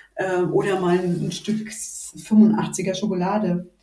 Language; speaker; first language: German; native; German